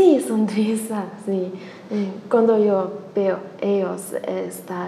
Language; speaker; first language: Spanish; non-native, learner; Chinese